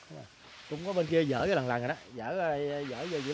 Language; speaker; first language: Vietnamese; native; Vietnamese